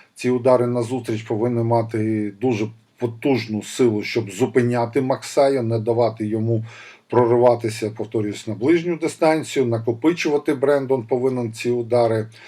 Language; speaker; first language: Ukrainian; non-native, local second language; Russian